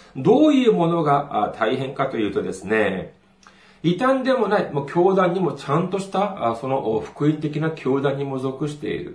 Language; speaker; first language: Japanese; non-native, fluent; Korean